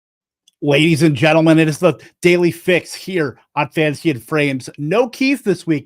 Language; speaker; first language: English; native; English